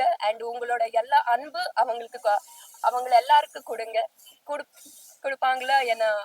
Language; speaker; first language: Tamil; non-native, learner; Telugu